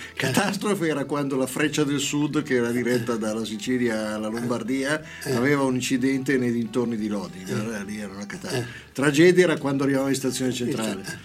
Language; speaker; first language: Italian; native; Italian